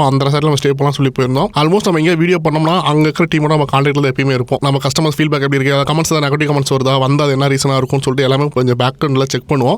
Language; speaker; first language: Tamil; native; Tamil